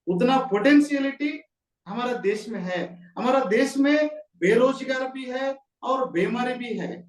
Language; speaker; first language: Hindi; non-native, local second language; Kannada